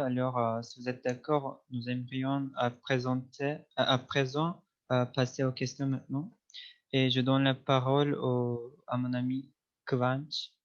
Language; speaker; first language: French; non-native, fluent; Turkish